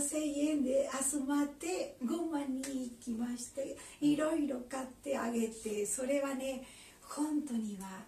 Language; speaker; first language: Japanese; non-native, learner; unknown